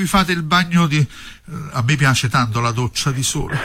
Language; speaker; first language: Italian; native; Italian